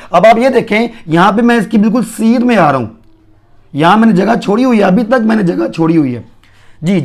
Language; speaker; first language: Urdu; non-native, local second language; Punjabi